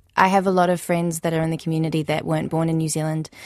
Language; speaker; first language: English; early bilingual, other home language; Arabic